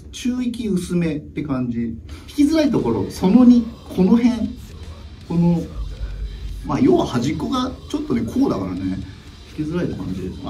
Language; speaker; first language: Japanese; native; Japanese